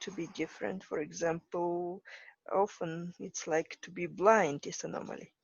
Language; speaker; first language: English; non-native, learner; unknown